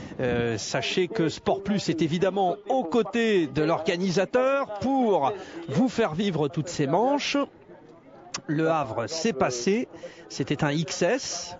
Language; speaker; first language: French; native; French